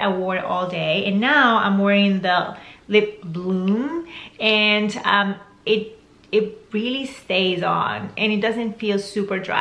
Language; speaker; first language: English; non-native, fluent; Spanish